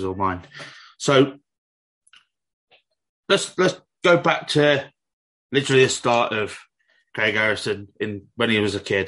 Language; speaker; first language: English; native; English